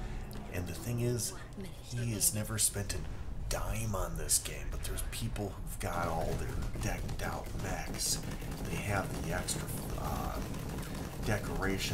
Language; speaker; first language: English; native; English